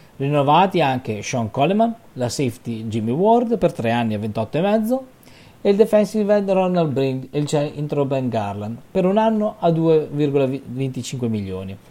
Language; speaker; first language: Italian; native; Italian